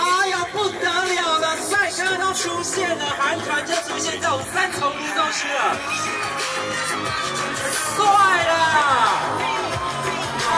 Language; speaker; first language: Chinese; native; Chinese